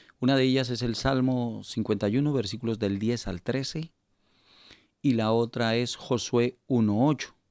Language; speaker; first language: Spanish; native; Spanish